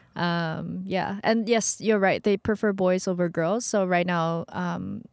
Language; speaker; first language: English; early bilingual, other home language; Chinese